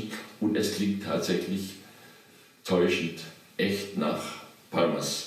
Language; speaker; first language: German; native; German